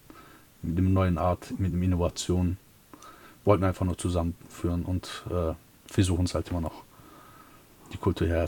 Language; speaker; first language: German; early bilingual, other home language; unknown